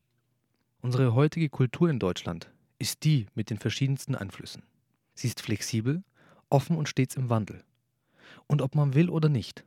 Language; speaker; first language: German; early bilingual, other home language; Turkish